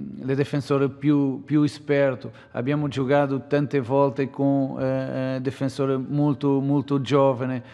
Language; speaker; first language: Italian; non-native, fluent; Portuguese